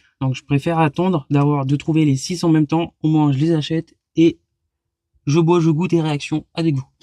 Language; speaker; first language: French; native; French